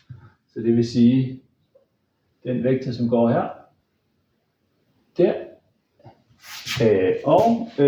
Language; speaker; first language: Danish; native; Danish